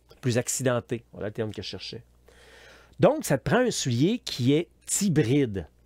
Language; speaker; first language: French; native; French